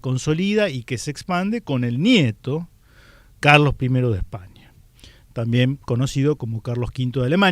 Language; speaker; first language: Spanish; native; Spanish